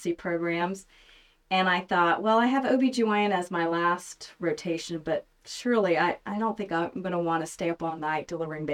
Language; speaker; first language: English; native; English